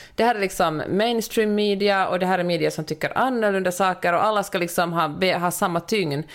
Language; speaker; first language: Swedish; native; Swedish